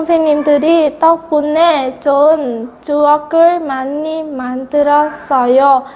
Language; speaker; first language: Korean; non-native, learner; Vietnamese